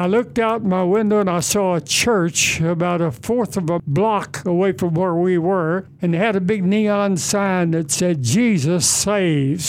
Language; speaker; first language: English; native; English